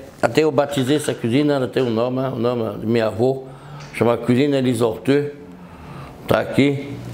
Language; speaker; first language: Portuguese; non-native, fluent; French